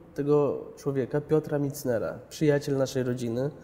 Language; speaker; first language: Polish; early bilingual, other home language; Chechen